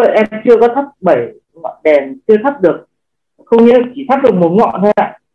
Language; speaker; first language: Vietnamese; native; Vietnamese